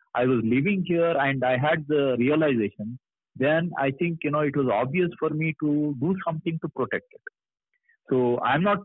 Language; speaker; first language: English; non-native, local second language; Kannada